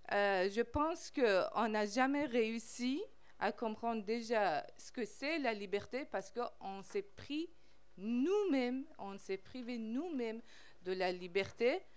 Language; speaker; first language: French; non-native, fluent; Persian